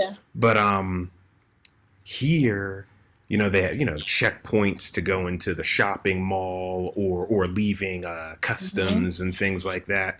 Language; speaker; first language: English; native; English